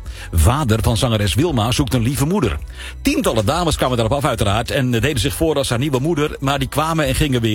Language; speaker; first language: Dutch; native; Dutch